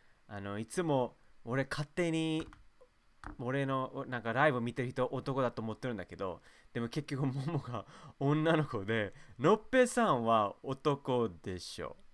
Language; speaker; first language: Japanese; non-native, fluent; English